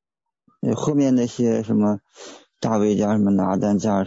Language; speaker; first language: Chinese; native; Chinese